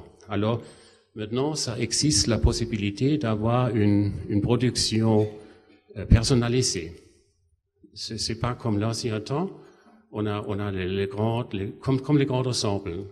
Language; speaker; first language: French; non-native, fluent; German